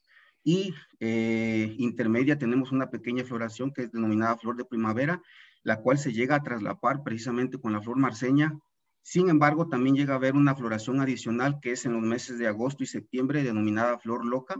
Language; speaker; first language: Spanish; native; Spanish